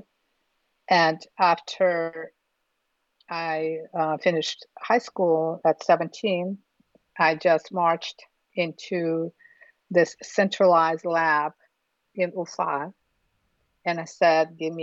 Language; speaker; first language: English; non-native, fluent; Russian